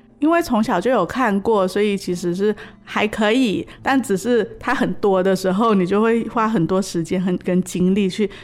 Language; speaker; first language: Chinese; early bilingual, heritage; Chinese